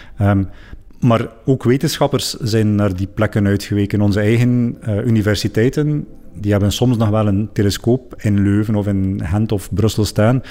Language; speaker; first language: Dutch; native; Dutch